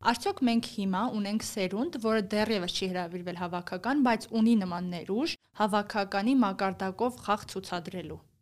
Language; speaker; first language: Armenian; native; Armenian